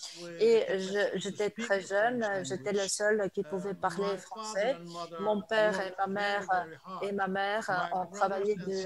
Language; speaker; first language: French; early bilingual, other home language; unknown